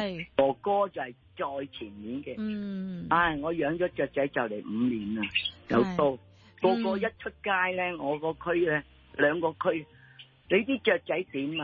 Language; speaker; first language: Cantonese; native; Cantonese